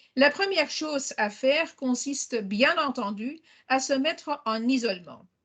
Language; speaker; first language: French; non-native, local second language; Dutch